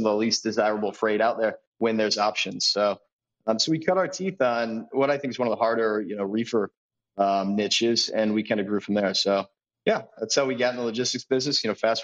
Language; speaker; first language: English; native; English